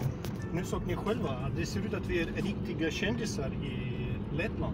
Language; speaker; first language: Swedish; non-native, fluent; Russian